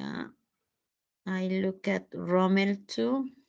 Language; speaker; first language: English; non-native, fluent; Spanish